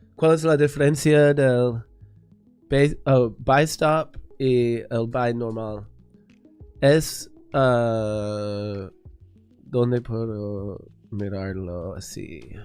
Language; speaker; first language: Spanish; non-native, learner; English